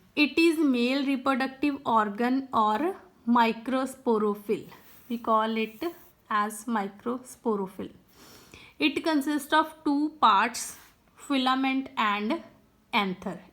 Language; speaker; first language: English; non-native, local second language; Punjabi